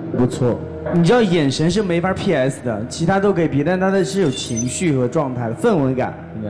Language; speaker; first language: Chinese; native; Chinese